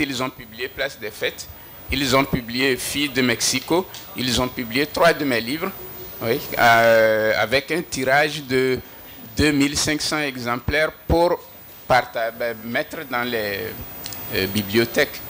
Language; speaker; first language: French; non-native, local second language; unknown